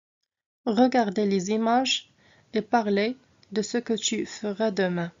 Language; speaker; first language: French; non-native, local second language; Arabic